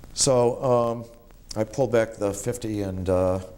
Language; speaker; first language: English; native; English